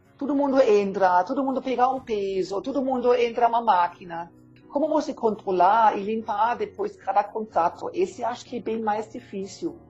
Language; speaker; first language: Portuguese; non-native, learner; German